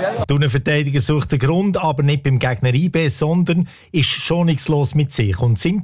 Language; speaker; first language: German; native; German